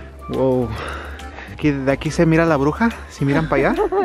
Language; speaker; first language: Spanish; early bilingual, other home language; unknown